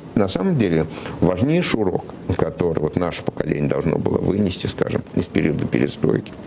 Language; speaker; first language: Russian; native; Russian